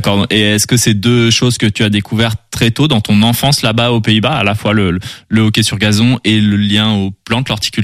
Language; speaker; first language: French; native; French